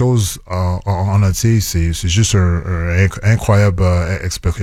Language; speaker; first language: French; non-native, local second language; English